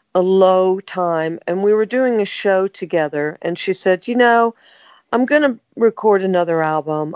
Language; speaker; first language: English; native; English